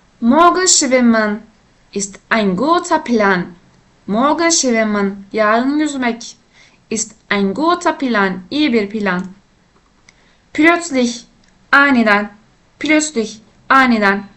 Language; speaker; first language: German; non-native, fluent; Turkish